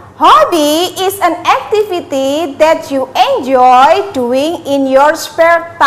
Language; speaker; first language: English; non-native, learner; Indonesian